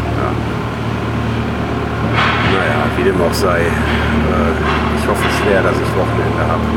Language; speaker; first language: German; native; German